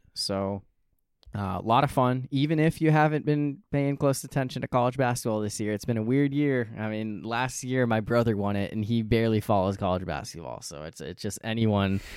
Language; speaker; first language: English; native; English